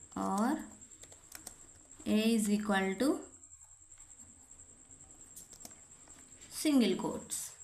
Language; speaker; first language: English; non-native, local second language; Telugu